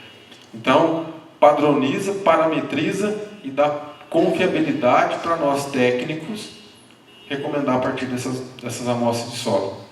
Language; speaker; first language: Portuguese; native; Portuguese